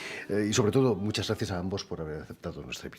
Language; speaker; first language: Spanish; native; Spanish